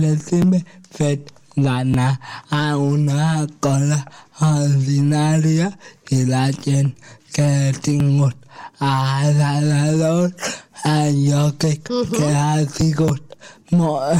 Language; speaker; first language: Catalan; non-native, local second language; Spanish